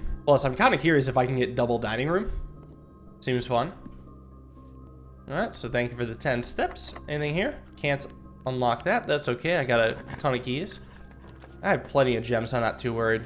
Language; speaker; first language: English; native; English